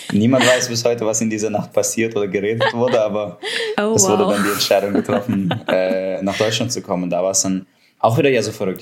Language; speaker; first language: German; early bilingual, other home language; Russian